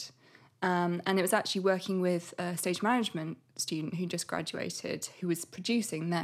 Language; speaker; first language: English; native; English